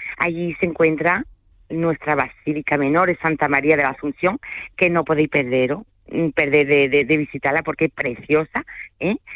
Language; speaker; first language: Spanish; early bilingual, other home language; French